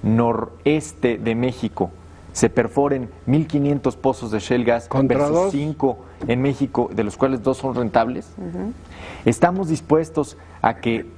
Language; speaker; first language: Spanish; native; Spanish